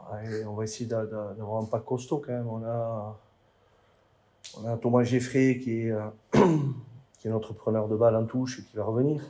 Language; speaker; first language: French; native; French